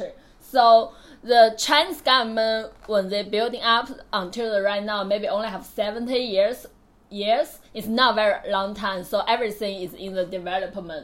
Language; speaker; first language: English; non-native, learner; Chinese